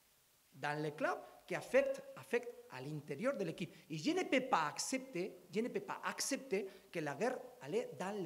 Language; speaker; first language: French; non-native, learner; Spanish